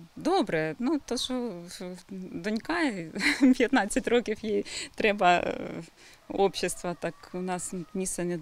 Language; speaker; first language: Ukrainian; non-native, local second language; Russian